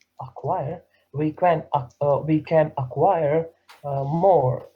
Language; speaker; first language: English; non-native, learner; Serbian